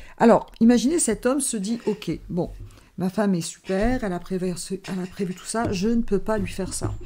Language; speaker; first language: French; native; French